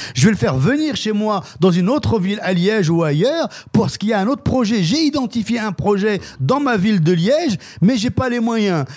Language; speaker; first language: French; native; French